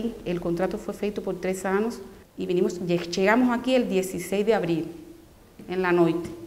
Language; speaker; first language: Portuguese; non-native, learner; Spanish